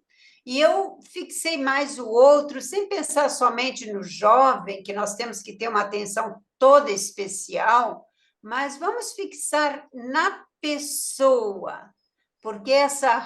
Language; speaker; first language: Portuguese; native; Portuguese